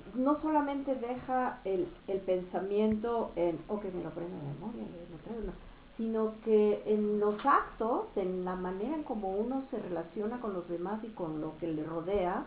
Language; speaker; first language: Spanish; native; Spanish